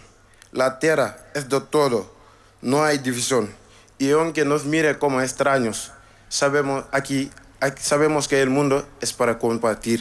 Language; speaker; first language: Spanish; non-native, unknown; Wolof